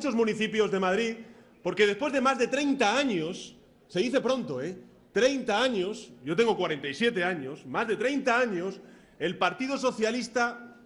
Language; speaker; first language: Spanish; native; Spanish